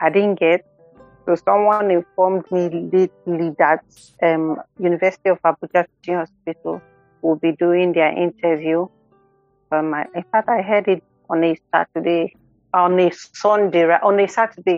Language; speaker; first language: English; non-native, local second language; Igbo